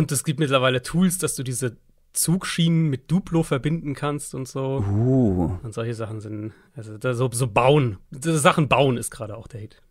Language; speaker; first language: German; native; German